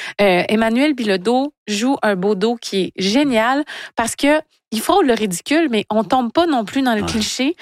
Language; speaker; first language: French; native; French